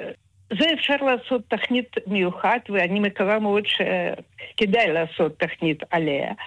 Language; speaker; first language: Hebrew; non-native, fluent; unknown